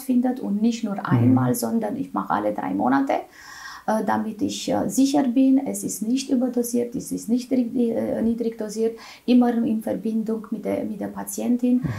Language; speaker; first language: German; non-native, fluent; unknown